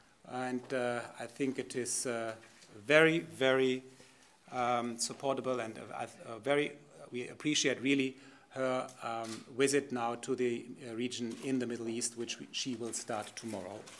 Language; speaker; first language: English; non-native, fluent; German